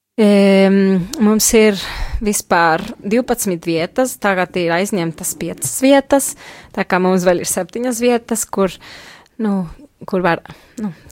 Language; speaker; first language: Latvian; non-native, fluent; Spanish